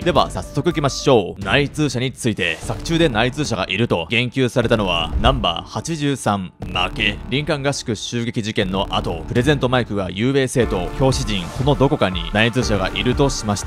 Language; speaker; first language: Japanese; native; Japanese